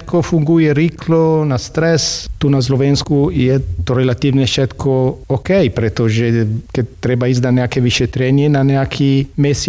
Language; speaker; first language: Slovak; non-native, learner; Italian